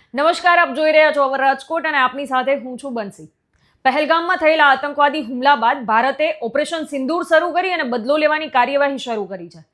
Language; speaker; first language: Gujarati; native; Gujarati